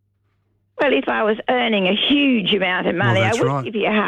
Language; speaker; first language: English; native; English